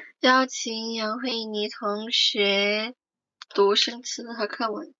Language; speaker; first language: Chinese; non-native, fluent; Indonesian